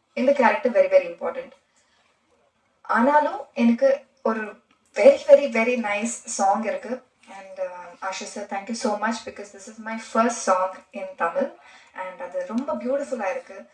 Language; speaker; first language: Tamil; non-native, learner; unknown